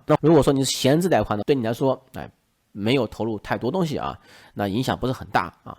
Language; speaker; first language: Chinese; native; Chinese